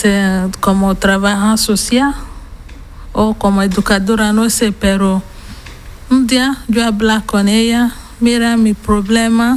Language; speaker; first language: Spanish; non-native, learner; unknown